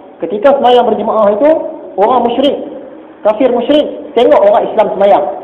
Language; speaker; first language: Malay; native; Malay